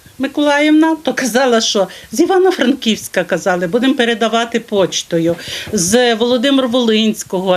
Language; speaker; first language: Ukrainian; native; Ukrainian